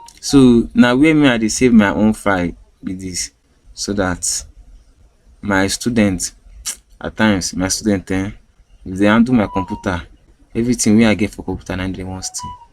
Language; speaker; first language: Nigerian Pidgin; native; Nigerian Pidgin